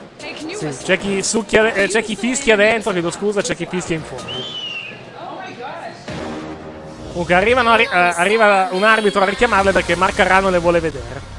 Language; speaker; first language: Italian; native; Italian